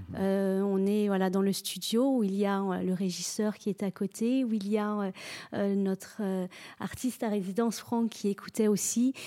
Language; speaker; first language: French; native; French